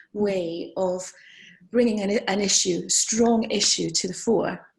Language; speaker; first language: English; native; English